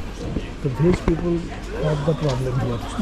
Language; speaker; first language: English; non-native, local second language; Bangla